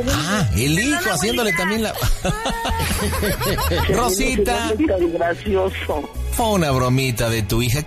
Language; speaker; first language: Spanish; native; Spanish